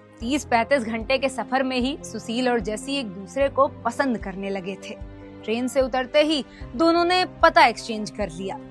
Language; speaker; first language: Hindi; native; Hindi